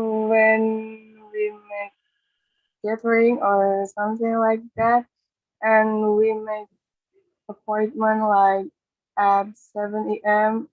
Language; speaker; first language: English; non-native, learner; Indonesian